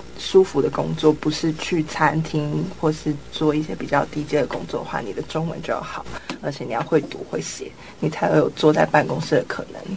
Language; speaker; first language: Chinese; native; Chinese